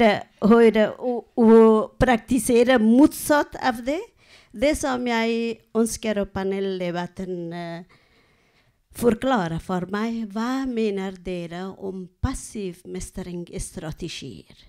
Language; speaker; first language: Norwegian; non-native, learner; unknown